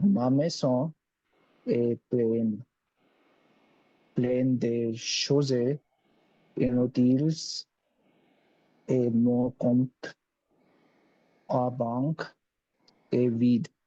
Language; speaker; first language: French; non-native, learner; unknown